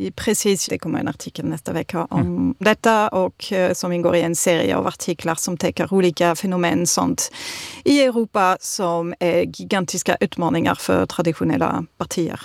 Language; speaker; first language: Swedish; non-native, fluent; French